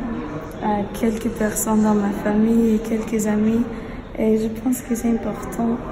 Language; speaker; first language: French; non-native, learner; English